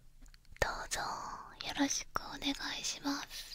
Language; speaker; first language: Japanese; non-native, learner; Korean